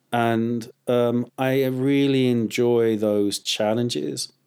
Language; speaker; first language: English; native; English